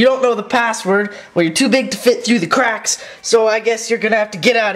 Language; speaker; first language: English; native; English